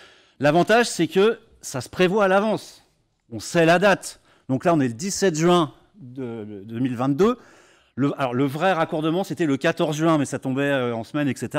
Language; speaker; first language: French; native; French